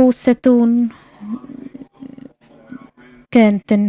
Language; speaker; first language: German; non-native, fluent; Swedish